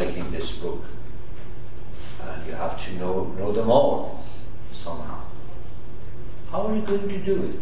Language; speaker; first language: English; non-native, fluent; Persian